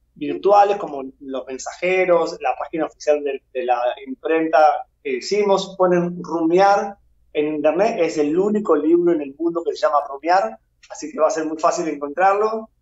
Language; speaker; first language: Spanish; native; Spanish